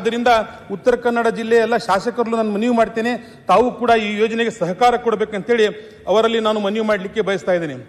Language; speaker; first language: Kannada; non-native, local second language; Urdu